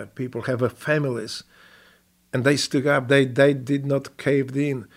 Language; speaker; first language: English; non-native, fluent; Polish